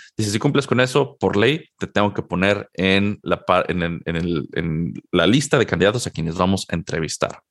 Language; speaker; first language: Spanish; native; Spanish